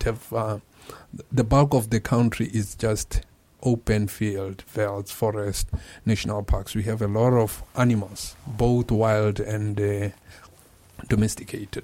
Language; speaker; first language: English; non-native, local second language; Tswana